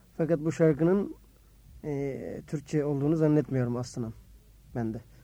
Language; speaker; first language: Turkish; native; Turkish